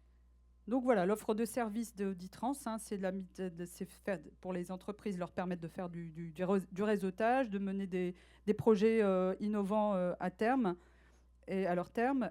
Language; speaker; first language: French; native; French